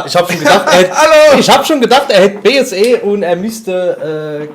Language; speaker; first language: German; native; German